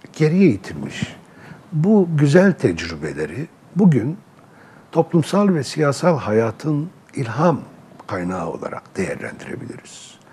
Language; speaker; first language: Turkish; non-native, local second language; Arabic